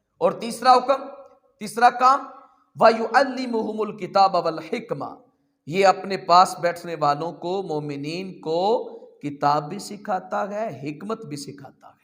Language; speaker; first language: Urdu; non-native, local second language; Punjabi